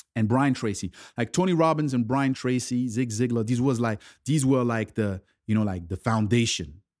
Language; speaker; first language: English; early bilingual, other home language; French